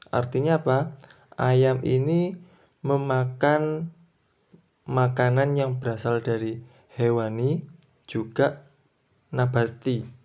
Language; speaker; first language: Indonesian; native; Indonesian